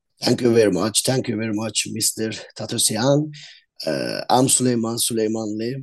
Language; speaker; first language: English; non-native, learner; Azerbaijani